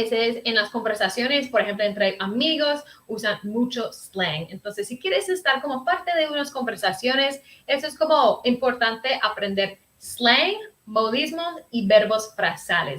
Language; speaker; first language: Spanish; early bilingual, heritage; Spanish